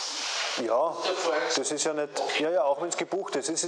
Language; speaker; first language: German; native; German